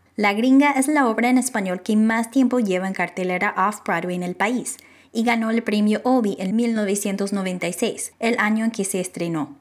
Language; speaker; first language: Spanish; non-native, fluent; English